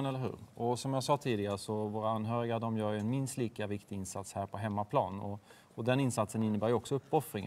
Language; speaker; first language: Swedish; native; Swedish